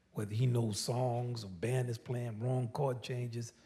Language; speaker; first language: English; native; English